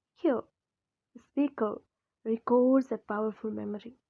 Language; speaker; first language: English; non-native, local second language; Malayalam